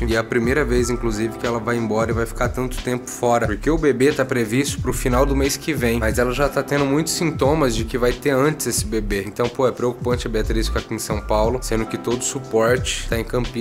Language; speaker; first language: Portuguese; native; Portuguese